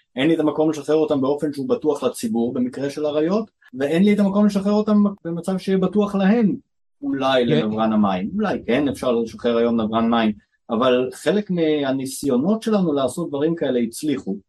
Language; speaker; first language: Hebrew; native; Hebrew